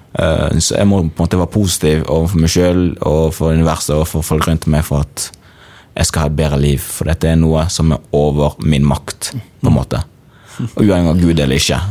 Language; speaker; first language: Norwegian; early bilingual, other home language; Swahili